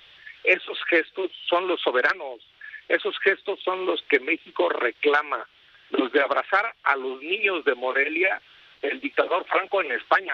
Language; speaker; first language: Spanish; native; Spanish